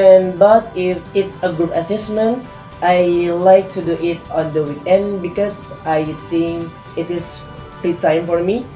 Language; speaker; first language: English; non-native, learner; Indonesian